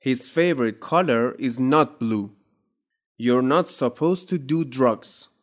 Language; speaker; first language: English; non-native, fluent; Persian